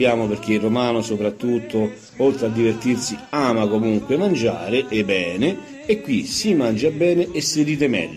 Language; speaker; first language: Italian; native; Italian